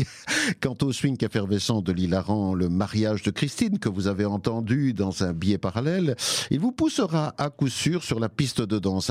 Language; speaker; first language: French; native; French